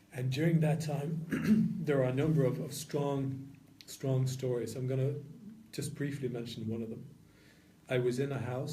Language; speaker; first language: English; non-native, fluent; Norwegian